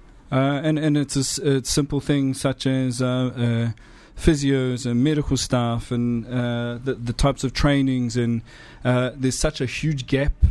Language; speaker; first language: English; native; English